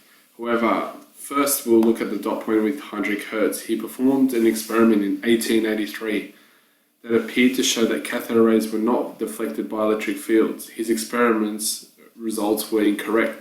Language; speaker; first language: English; native; English